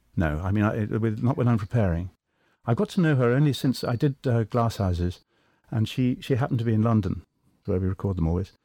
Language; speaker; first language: English; native; English